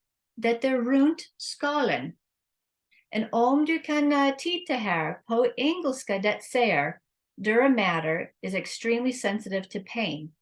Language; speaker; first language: Swedish; non-native, learner; English